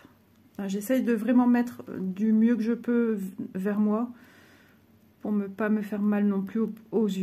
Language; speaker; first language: French; native; French